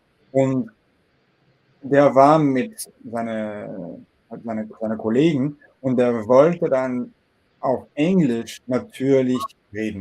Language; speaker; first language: German; non-native, fluent; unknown